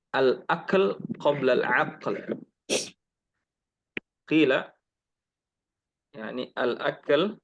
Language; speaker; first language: Arabic; non-native, fluent; Indonesian